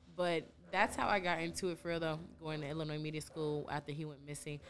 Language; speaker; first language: English; native; English